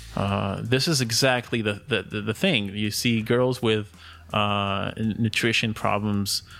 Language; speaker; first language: English; early bilingual, other home language; Russian